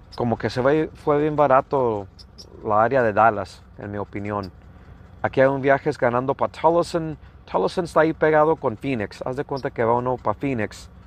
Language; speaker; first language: Spanish; early bilingual, heritage; Spanish